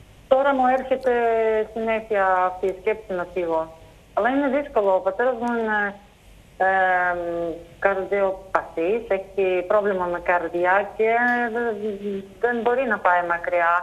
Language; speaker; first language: Greek; non-native, fluent; Russian